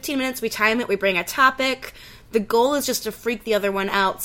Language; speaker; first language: English; native; English